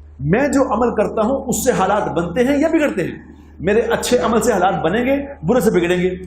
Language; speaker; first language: Urdu; non-native, local second language; Punjabi